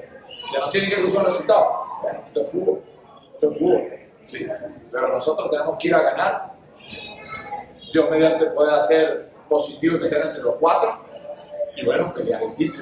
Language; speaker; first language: Spanish; native; Spanish